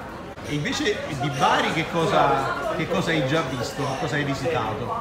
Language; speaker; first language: Italian; native; Italian